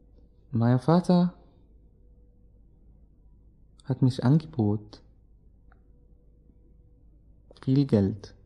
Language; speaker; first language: German; non-native, learner; Arabic